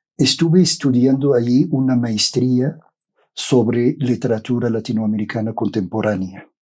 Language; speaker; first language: Spanish; non-native, fluent; Arabic